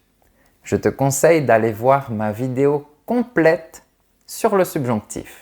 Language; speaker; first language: French; native; French